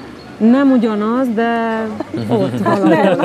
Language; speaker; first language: Hungarian; non-native, local second language; Romanian